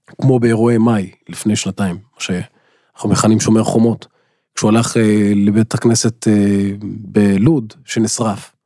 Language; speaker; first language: Hebrew; non-native, local second language; Arabic